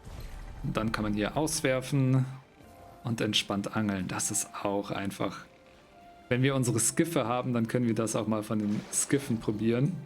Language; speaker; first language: German; native; German